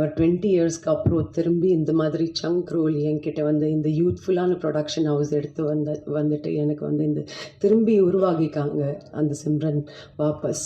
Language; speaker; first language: Tamil; non-native, fluent; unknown